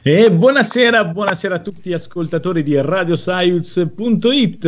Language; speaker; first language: Italian; native; Italian